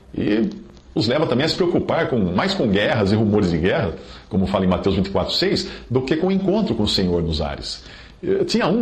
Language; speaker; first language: Portuguese; native; Portuguese